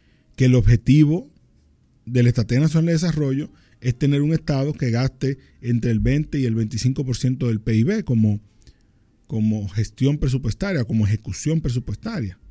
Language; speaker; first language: Spanish; native; Spanish